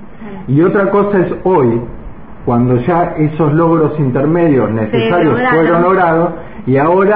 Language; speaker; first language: Spanish; native; Spanish